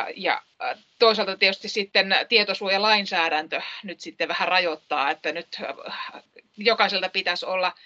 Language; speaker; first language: Finnish; native; Finnish